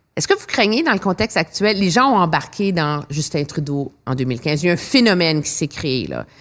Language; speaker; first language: French; native; French